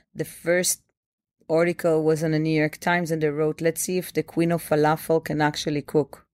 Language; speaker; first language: English; non-native, fluent; Hebrew